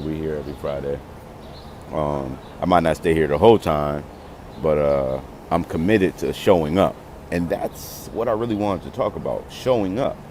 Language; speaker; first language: English; native; English